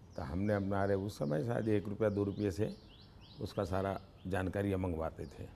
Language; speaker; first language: Hindi; non-native, local second language; Gujarati